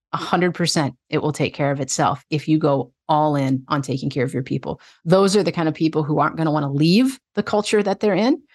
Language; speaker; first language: English; native; English